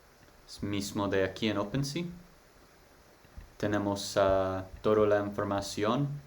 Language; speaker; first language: Spanish; non-native, learner; English